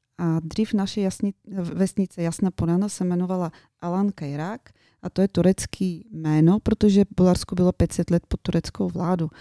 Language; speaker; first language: Czech; non-native, fluent; Bulgarian